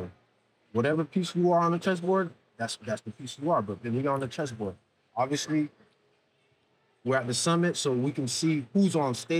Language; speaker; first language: English; native; English